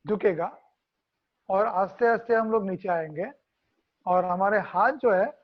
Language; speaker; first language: Hindi; non-native, local second language; Marathi